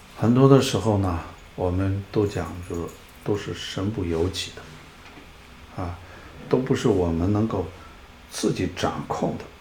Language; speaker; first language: Chinese; non-native, local second language; Tibetan